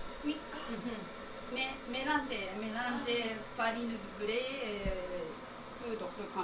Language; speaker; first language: French; non-native, learner; Japanese